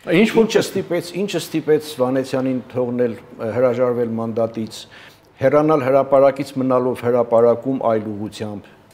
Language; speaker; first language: Armenian; native; Armenian